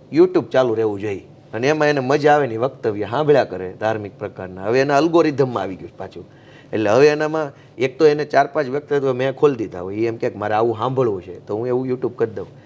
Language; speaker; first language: Gujarati; native; Gujarati